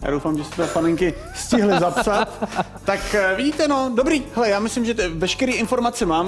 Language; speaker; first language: Czech; native; Czech